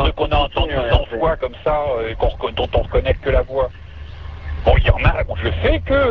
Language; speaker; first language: French; native; French